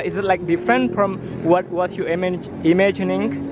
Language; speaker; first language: English; non-native, fluent; Indonesian